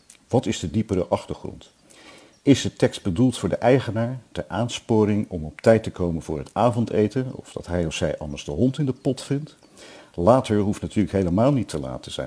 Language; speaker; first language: Dutch; native; Dutch